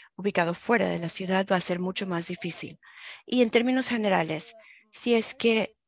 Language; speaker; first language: Spanish; non-native, fluent; German